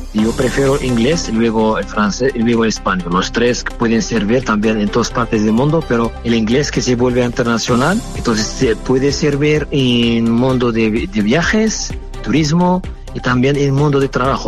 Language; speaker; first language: Spanish; non-native, fluent; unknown